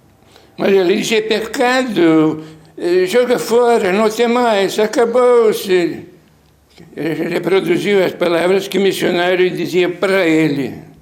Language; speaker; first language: Portuguese; non-native, fluent; Lithuanian